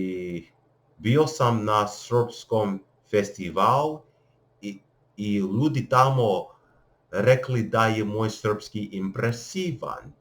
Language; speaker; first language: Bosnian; non-native, learner; English